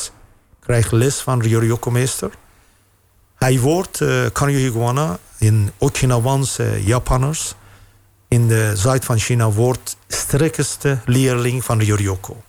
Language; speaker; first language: Dutch; non-native, fluent; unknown